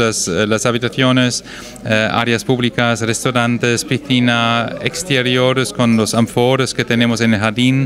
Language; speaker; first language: Spanish; non-native, fluent; German